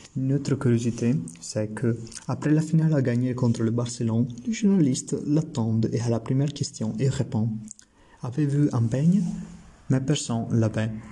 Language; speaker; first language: French; non-native, learner; Italian